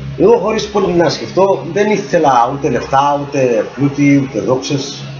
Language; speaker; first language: Greek; native; Greek